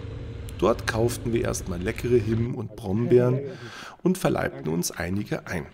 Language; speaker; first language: German; native; German